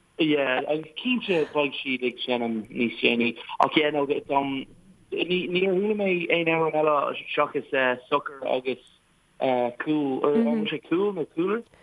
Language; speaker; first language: Irish; non-native, local second language; English